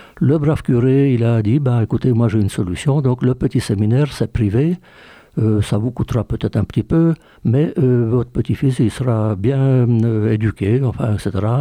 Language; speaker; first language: French; early bilingual, other home language; Polish